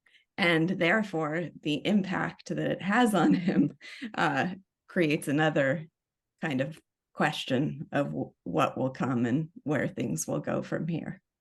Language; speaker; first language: English; native; English